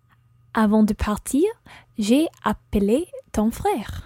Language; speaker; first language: French; non-native, learner; English